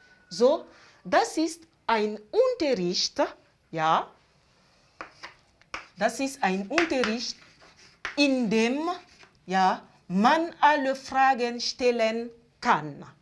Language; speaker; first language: German; non-native, fluent; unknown